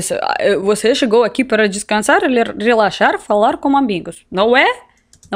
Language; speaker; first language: Portuguese; non-native, learner; Russian